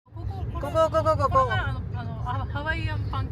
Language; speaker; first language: Japanese; native; Japanese